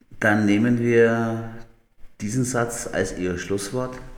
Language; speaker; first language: German; native; German